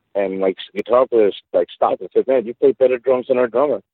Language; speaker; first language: English; early bilingual, other home language; Spanish